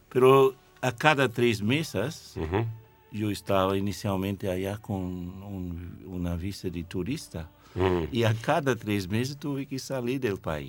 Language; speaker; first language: Spanish; non-native, fluent; English